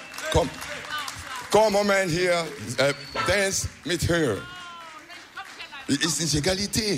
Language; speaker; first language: English; non-native, learner; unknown